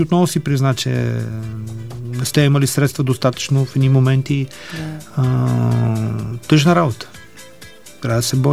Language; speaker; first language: Bulgarian; native; Bulgarian